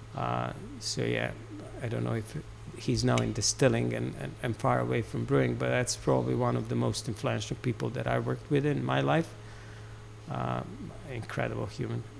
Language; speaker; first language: English; non-native, fluent; Serbian